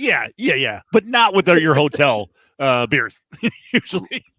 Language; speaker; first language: English; native; English